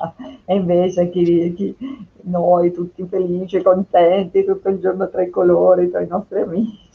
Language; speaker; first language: Italian; native; Italian